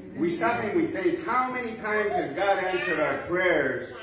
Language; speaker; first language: English; native; English